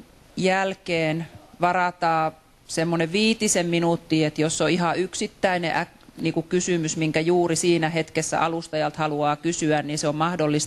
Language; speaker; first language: Finnish; native; Finnish